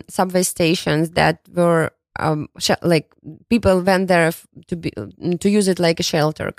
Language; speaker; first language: English; non-native, fluent; Ukrainian